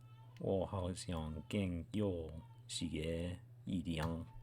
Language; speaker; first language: Chinese; non-native, learner; English